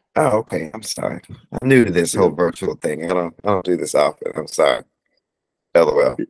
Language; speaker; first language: English; native; English